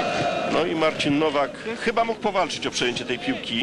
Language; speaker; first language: Polish; native; Polish